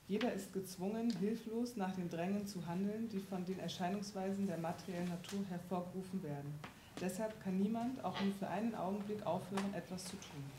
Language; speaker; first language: German; native; German